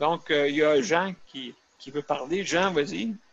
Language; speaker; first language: French; native; French